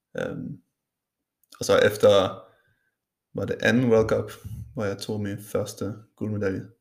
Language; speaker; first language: Danish; non-native, local second language; Faroese